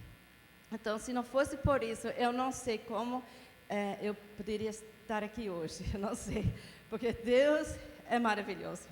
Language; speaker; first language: Portuguese; non-native, fluent; English